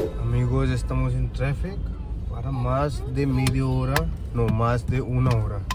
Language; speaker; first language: Spanish; non-native, learner; Hindi